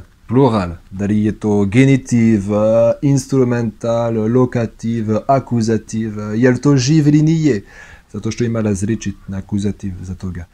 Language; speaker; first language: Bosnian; non-native, learner; French